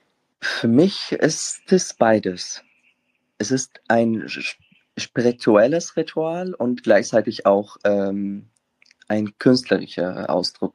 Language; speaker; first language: German; non-native, fluent; Arabic